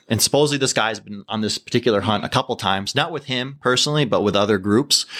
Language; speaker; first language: English; native; English